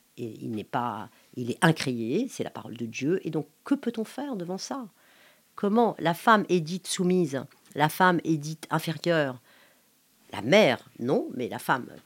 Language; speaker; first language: French; non-native, local second language; Arabic